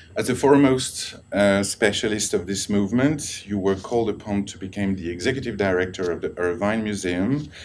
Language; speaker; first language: English; non-native, fluent; French